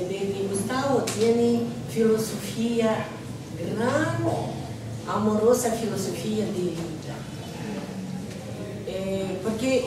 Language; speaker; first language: Spanish; non-native, learner; Russian